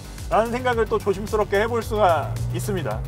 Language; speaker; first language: Korean; native; Korean